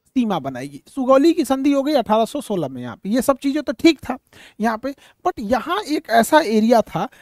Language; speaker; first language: Hindi; native; Hindi